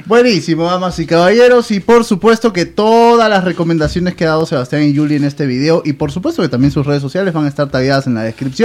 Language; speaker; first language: Spanish; native; Spanish